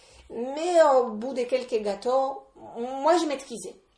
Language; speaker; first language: French; non-native, fluent; Polish